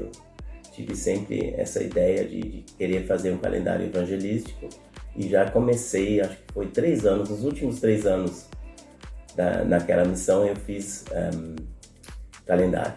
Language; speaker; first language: Portuguese; non-native, fluent; Spanish